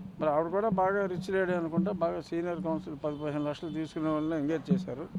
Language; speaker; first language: Telugu; native; Telugu